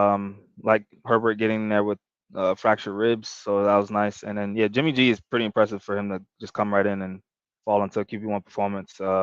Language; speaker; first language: English; native; English